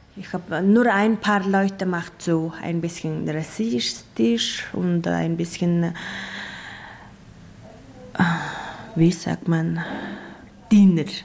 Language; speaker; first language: German; non-native, learner; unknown